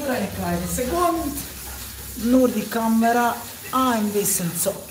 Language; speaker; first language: German; non-native, fluent; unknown